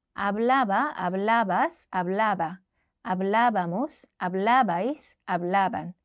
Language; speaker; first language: Spanish; non-native, fluent; Korean